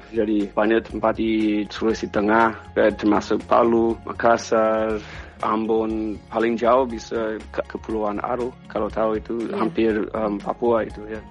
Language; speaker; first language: Indonesian; non-native, fluent; English